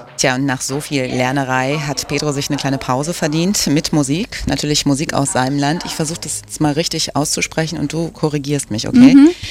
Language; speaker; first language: German; native; German